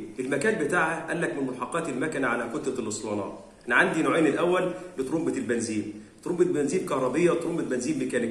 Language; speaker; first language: Arabic; native; Arabic